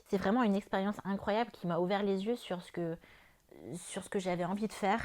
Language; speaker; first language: French; native; French